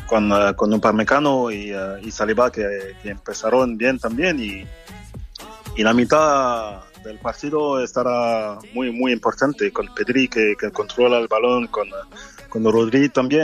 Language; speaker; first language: Spanish; non-native, fluent; French